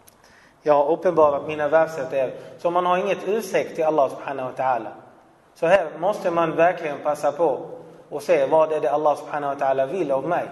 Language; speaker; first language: Swedish; non-native, fluent; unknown